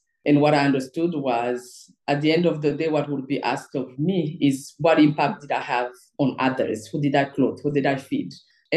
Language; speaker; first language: English; non-native, local second language; Kinyarwanda